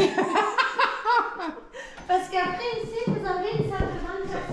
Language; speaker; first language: French; native; French